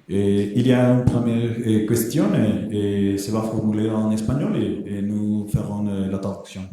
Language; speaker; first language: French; non-native, fluent; Spanish